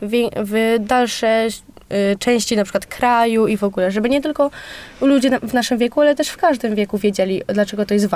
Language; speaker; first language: Polish; native; Polish